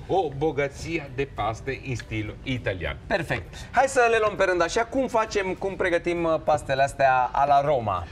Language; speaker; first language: Romanian; non-native, fluent; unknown